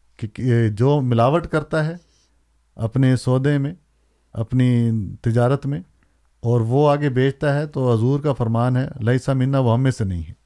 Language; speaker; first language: Urdu; native; Urdu